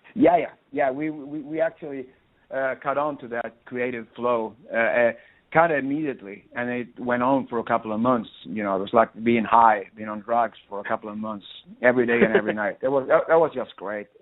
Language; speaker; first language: English; non-native, fluent; Swedish